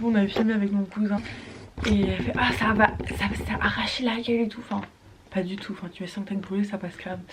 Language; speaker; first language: French; native; French